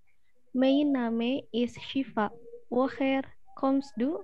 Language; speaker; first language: German; non-native, learner; Indonesian